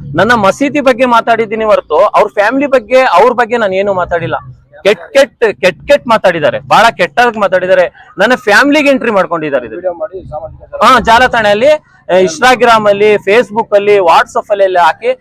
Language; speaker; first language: Kannada; non-native, local second language; Urdu